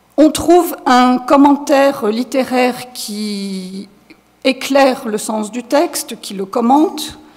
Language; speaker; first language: French; native; French